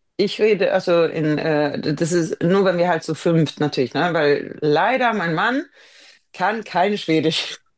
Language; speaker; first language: German; non-native, fluent; Swedish